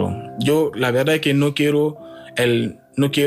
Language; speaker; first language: Spanish; non-native, learner; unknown